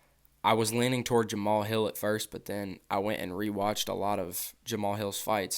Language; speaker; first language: English; native; English